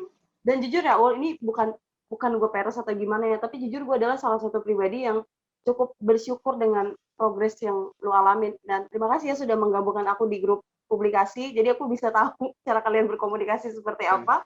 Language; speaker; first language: Indonesian; native; Indonesian